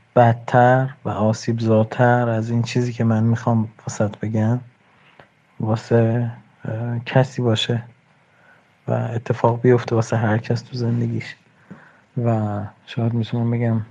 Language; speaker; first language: Persian; native; Persian